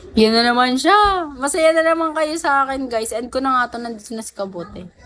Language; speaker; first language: Filipino; non-native, local second language; Cebuano